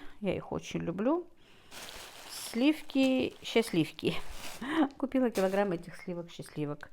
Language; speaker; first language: Russian; non-native, local second language; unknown